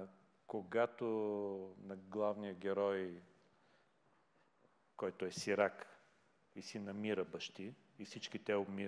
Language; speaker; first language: Bulgarian; native; Bulgarian